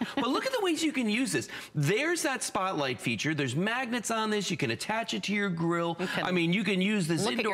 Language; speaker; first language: English; native; English